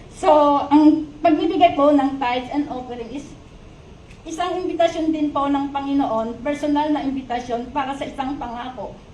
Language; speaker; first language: Filipino; native; Filipino